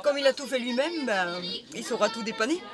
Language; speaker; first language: French; native; French